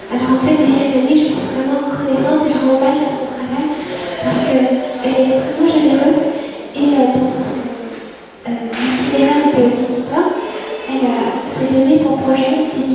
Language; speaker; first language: French; early bilingual, other home language; Vietnamese